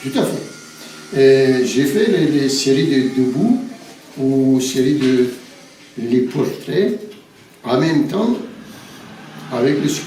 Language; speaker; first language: French; non-native, fluent; Turkish